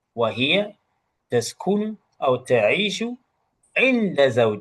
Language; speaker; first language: Arabic; non-native, fluent; English